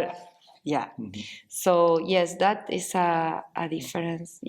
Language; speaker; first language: English; non-native, learner; Spanish